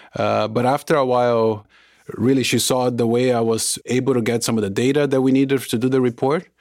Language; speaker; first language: English; early bilingual, other home language; Portuguese